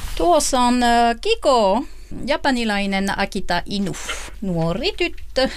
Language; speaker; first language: Finnish; non-native, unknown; French